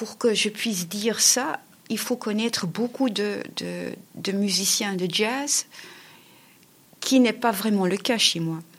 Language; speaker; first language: French; native; French